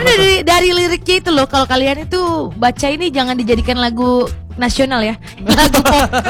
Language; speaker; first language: Indonesian; native; Indonesian